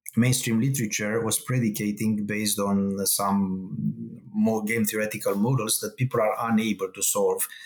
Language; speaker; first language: English; non-native, fluent; Romanian